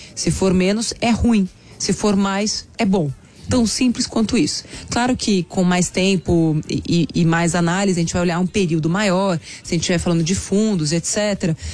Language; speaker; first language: Portuguese; native; Portuguese